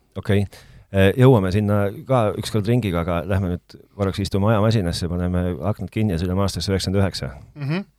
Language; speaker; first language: Estonian; native; Estonian